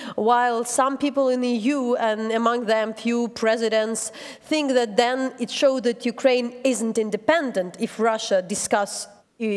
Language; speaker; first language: English; non-native, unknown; Ukrainian